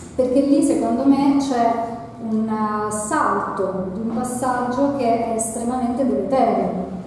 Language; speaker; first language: Italian; native; Italian